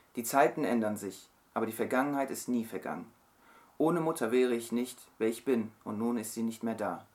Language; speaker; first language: German; early bilingual, other home language; Turkish